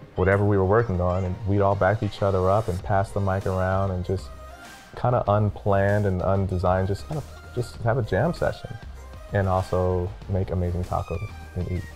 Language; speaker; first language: English; native; English